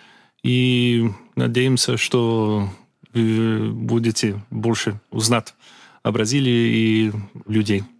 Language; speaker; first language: Russian; non-native, learner; Portuguese